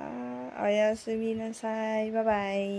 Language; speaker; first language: Japanese; non-native, learner; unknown